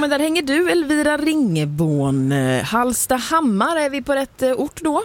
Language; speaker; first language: Swedish; native; Swedish